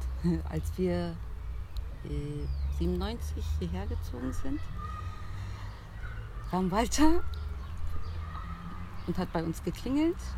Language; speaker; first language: German; early bilingual, other home language; Turkish